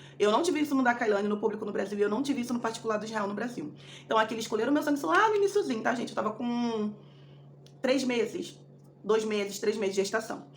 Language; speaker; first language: Portuguese; native; Portuguese